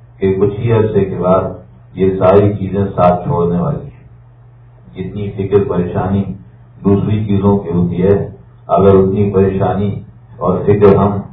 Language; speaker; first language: Urdu; native; Urdu